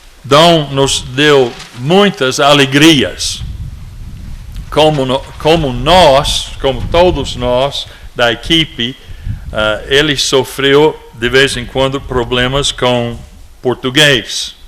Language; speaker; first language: Portuguese; non-native, fluent; English